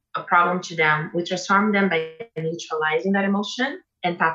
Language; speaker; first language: English; non-native, fluent; Portuguese